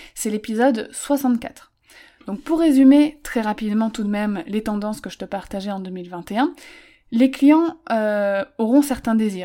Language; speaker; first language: French; native; French